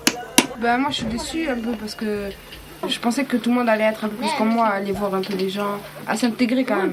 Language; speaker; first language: French; native; French